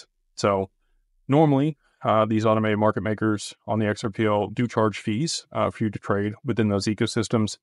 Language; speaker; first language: English; native; English